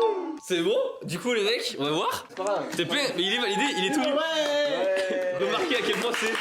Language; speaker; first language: French; native; French